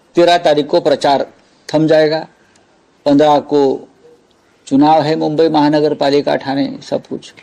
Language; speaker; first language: Hindi; non-native, local second language; Marathi